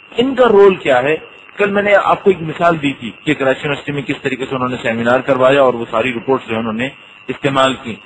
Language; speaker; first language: Urdu; native; Urdu